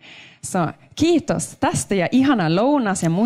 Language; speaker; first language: Finnish; non-native, local second language; Swedish